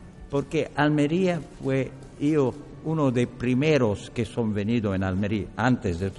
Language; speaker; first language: Spanish; non-native, learner; Arabic